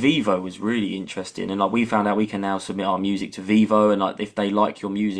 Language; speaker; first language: English; native; English